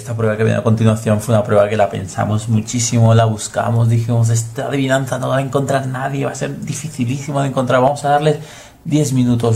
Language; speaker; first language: Spanish; native; Spanish